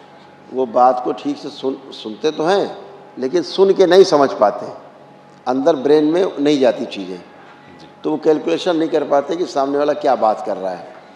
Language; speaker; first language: Hindi; native; Hindi